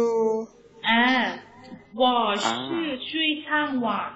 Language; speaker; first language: Chinese; non-native, fluent; Thai